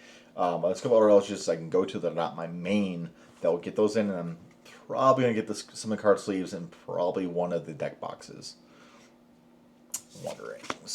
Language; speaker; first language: English; native; English